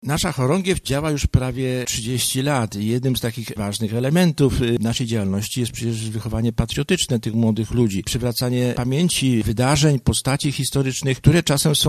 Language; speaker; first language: Polish; native; Polish